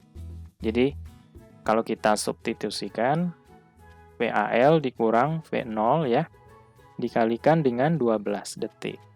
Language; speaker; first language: Indonesian; native; Indonesian